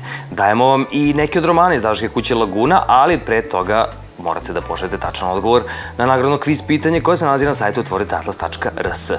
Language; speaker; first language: Serbian; native; Serbian